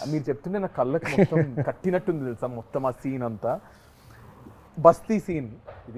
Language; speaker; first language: Telugu; native; Telugu